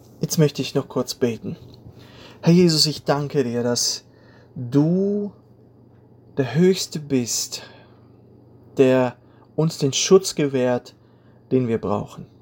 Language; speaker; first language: German; native; German